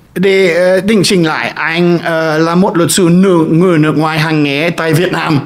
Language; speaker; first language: Vietnamese; non-native, fluent; German